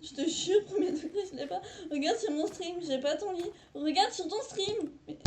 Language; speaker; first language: French; native; French